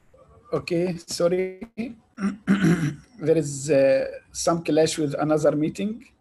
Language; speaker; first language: English; non-native, fluent; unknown